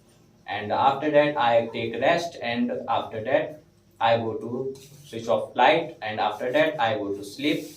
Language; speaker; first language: English; non-native, learner; Hindi